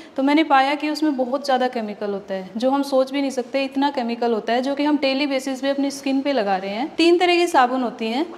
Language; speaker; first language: Hindi; native; Hindi